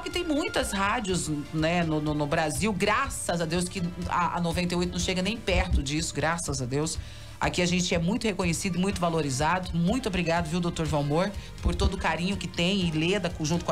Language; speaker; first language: Portuguese; native; Portuguese